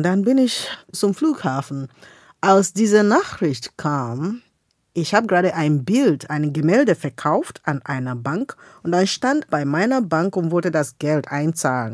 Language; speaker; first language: German; non-native, fluent; Igbo